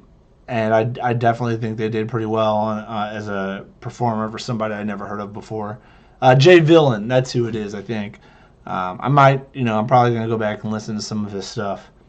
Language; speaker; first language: English; native; English